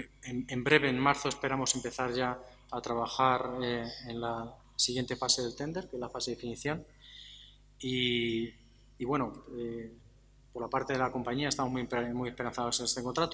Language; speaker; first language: Spanish; native; Spanish